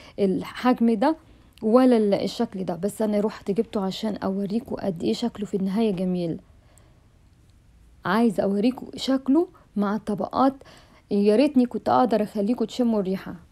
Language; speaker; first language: Arabic; native; Arabic